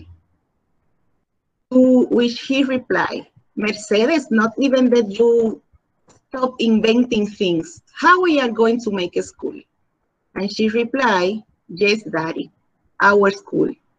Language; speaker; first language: English; non-native, learner; Spanish